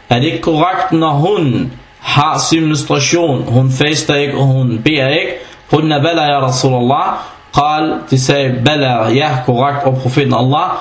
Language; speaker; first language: Danish; non-native, fluent; Arabic